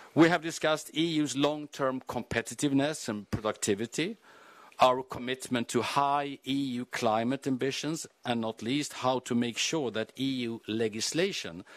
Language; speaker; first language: English; non-native, fluent; Swedish